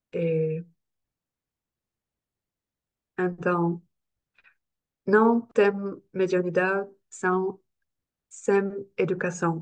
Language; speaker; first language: Portuguese; non-native, learner; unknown